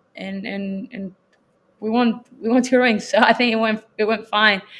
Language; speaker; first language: English; non-native, fluent; Spanish